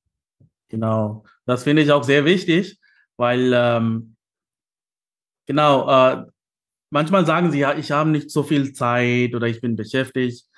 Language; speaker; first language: German; non-native, learner; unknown